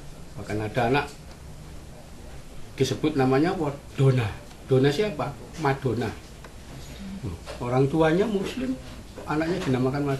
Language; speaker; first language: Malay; non-native, local second language; Javanese